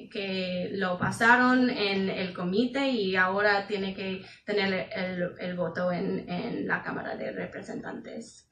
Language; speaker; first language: Spanish; non-native, fluent; English